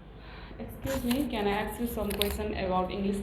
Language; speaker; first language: English; non-native, learner; Nepali